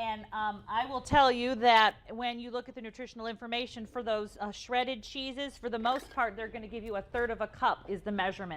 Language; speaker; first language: English; native; English